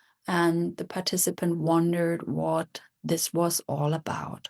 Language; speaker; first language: English; non-native, fluent; German